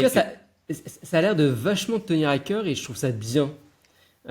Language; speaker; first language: French; native; French